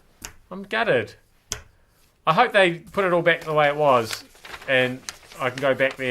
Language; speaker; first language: English; native; English